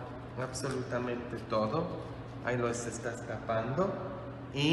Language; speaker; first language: Spanish; non-native, fluent; English